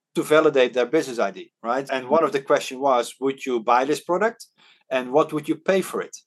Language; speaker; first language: English; non-native, fluent; Dutch